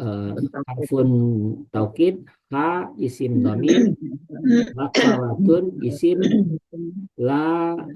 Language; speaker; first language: Arabic; non-native, learner; Indonesian